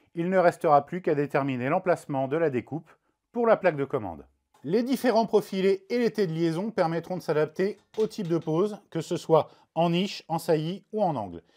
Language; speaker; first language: French; native; French